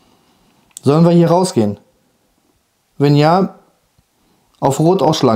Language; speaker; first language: German; native; German